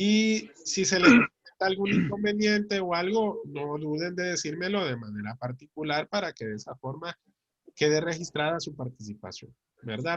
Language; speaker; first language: Spanish; native; Spanish